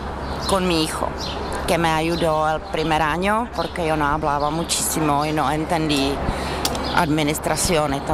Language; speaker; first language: Spanish; non-native, learner; Czech